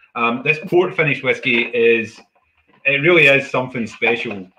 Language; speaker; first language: English; native; English